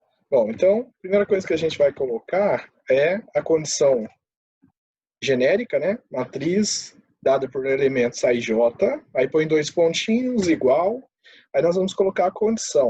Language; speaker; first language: Portuguese; native; Portuguese